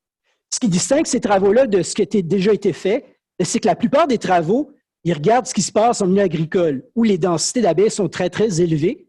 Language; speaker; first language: French; native; French